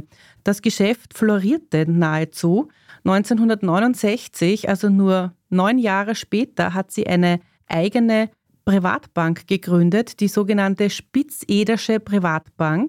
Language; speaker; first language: German; native; German